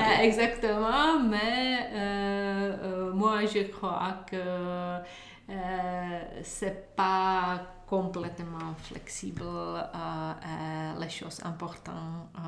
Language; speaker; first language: French; non-native, learner; Czech